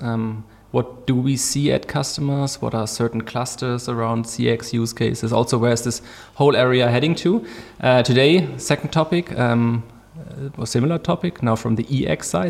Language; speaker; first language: English; non-native, fluent; German